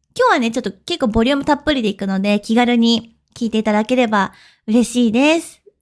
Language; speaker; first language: Japanese; native; Japanese